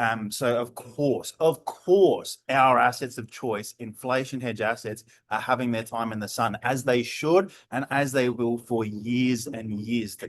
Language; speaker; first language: English; native; English